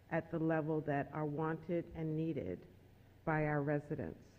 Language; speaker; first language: English; native; English